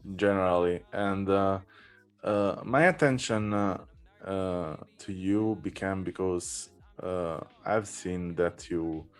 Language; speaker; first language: English; non-native, fluent; Italian